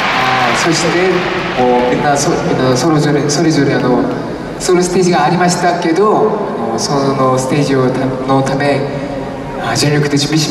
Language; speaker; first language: Japanese; non-native, learner; Korean